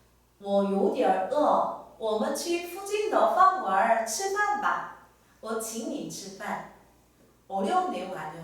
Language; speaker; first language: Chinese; non-native, fluent; Korean